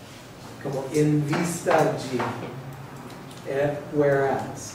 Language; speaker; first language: Portuguese; non-native, fluent; English